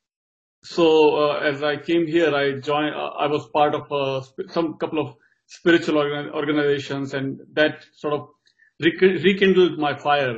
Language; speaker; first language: English; non-native, local second language; Hindi